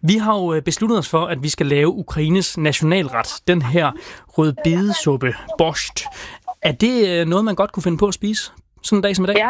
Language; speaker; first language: Danish; native; Danish